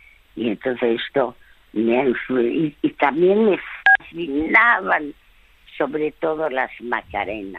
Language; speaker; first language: Spanish; early bilingual, other home language; French